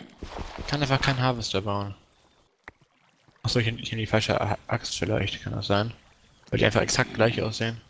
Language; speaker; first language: German; native; German